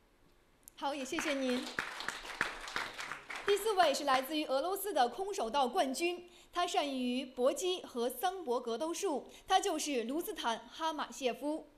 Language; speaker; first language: Chinese; native; Chinese